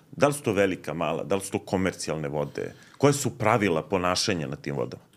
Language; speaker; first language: Serbian; native; Serbian